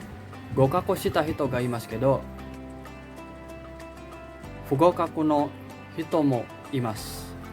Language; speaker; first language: Japanese; non-native, learner; Indonesian